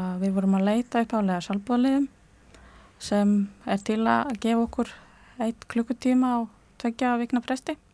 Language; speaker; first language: Icelandic; non-native, fluent; Latvian